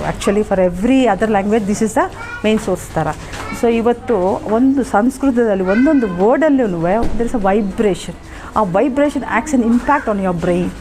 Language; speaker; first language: Kannada; native; Kannada